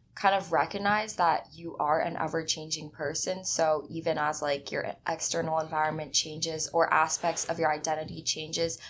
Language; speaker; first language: English; early bilingual, other home language; Chinese